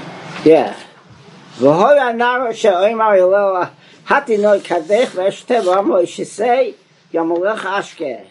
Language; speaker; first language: Hebrew; non-native, fluent; English